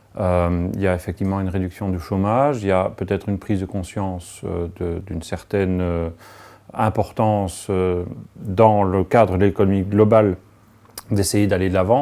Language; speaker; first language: French; native; French